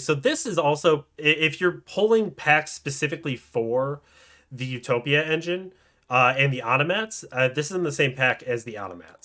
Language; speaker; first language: English; native; English